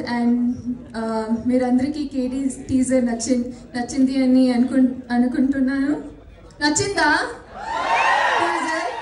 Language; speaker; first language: Telugu; non-native, learner; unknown